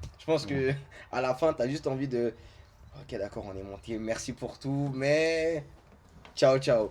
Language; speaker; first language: French; native; French